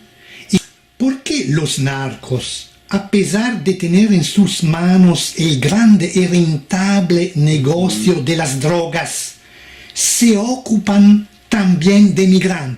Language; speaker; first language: Spanish; non-native, fluent; Italian